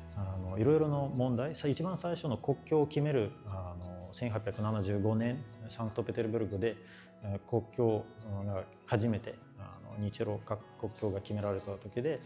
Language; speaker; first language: Japanese; non-native, fluent; Russian